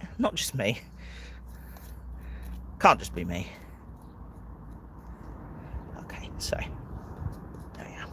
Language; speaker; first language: English; native; English